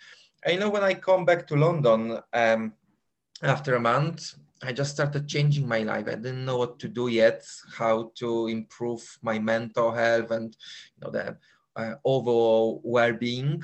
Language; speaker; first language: English; non-native, fluent; Polish